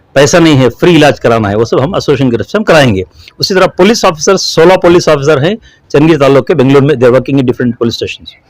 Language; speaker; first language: Urdu; native; Urdu